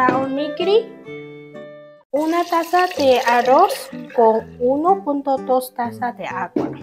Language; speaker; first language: Spanish; non-native, learner; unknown